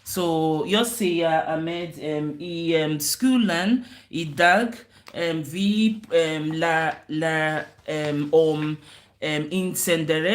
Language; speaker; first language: Swedish; non-native, learner; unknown